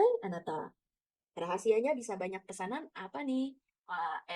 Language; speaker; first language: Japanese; non-native, fluent; Indonesian